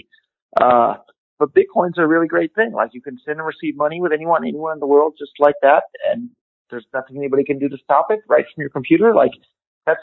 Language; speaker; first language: English; native; English